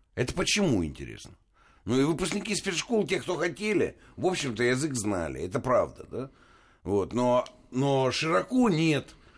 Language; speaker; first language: Russian; native; Russian